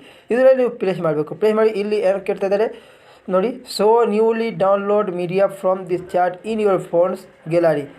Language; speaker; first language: Kannada; non-native, local second language; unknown